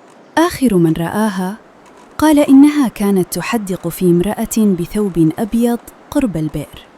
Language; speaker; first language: Arabic; native; Arabic